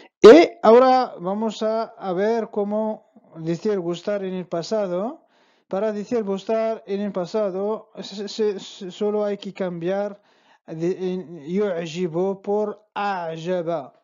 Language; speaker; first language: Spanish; non-native, fluent; Arabic